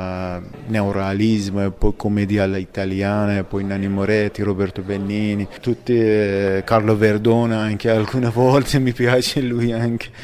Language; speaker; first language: Italian; non-native, fluent; Persian